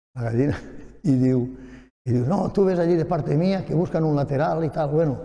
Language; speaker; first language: Spanish; non-native, local second language; Catalan